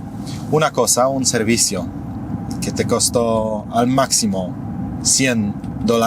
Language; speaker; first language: Spanish; non-native, fluent; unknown